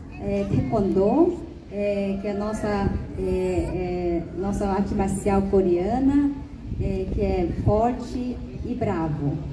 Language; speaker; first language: Portuguese; early bilingual, heritage; Korean